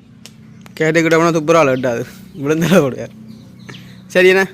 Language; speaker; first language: Tamil; native; Tamil